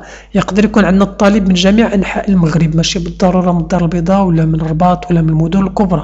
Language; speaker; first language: Arabic; native; Arabic